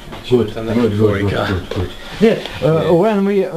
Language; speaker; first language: English; non-native, learner; Russian